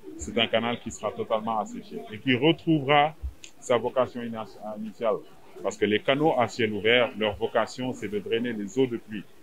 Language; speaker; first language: French; non-native, local second language; Wolof